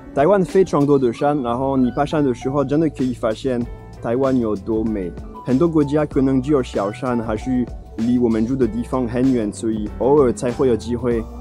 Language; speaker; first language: Chinese; non-native, fluent; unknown